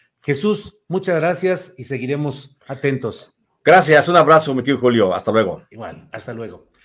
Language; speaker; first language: Spanish; native; Spanish